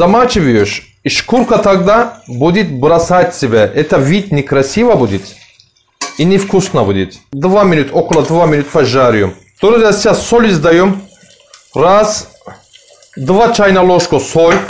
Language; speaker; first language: Russian; non-native, learner; Turkish